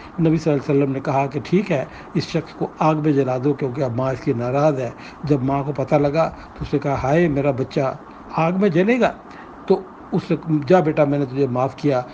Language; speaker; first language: Urdu; non-native, local second language; Punjabi